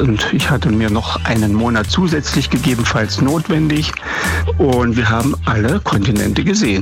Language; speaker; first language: German; native; German